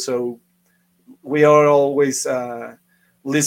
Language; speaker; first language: English; non-native, fluent; Spanish